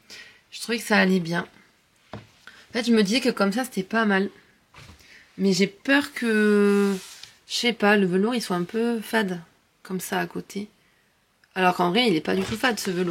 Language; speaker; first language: French; native; French